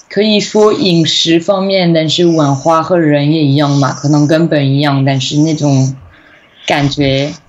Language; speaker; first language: Chinese; non-native, fluent; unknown